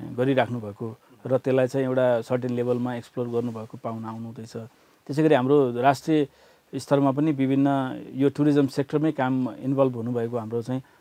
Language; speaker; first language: Nepali; native; Nepali